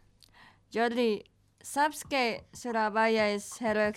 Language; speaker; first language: Catalan; non-native, learner; Indonesian